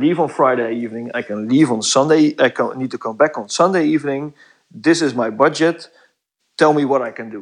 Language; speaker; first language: English; non-native, fluent; Dutch